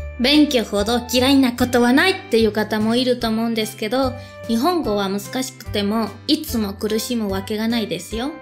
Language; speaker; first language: Japanese; non-native, fluent; Spanish